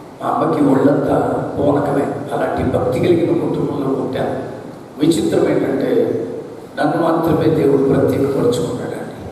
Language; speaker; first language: Telugu; non-native, local second language; Malayalam